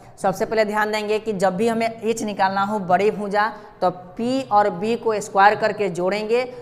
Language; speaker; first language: Hindi; native; Hindi